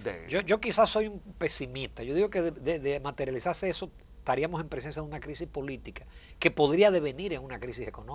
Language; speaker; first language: Spanish; native; Spanish